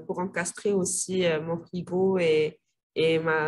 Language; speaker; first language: French; non-native, local second language; Arabic